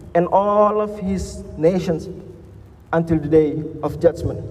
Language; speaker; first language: English; non-native, fluent; Indonesian